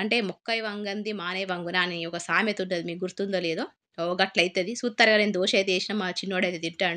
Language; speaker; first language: Telugu; native; Telugu